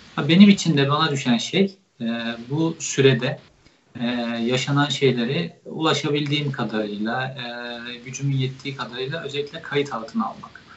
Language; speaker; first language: Turkish; native; Turkish